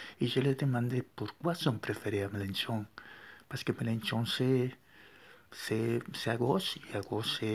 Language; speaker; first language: French; non-native, learner; Spanish